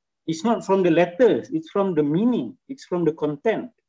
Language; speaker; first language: English; non-native, local second language; Malay